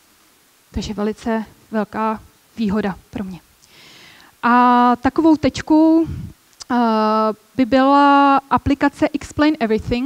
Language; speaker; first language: Czech; native; Czech